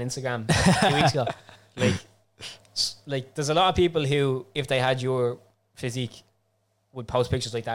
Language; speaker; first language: English; native; English